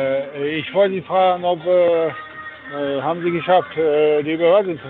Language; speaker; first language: German; non-native, fluent; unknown